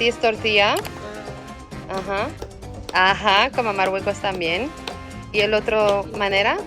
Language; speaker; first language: Spanish; non-native, learner; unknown